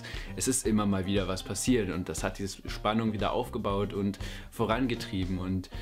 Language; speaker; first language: German; native; German